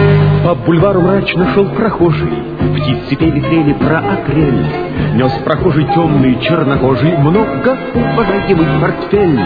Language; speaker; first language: Russian; native; Russian